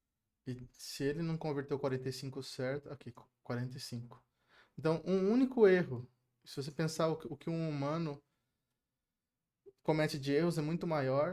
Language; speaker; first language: Portuguese; native; Portuguese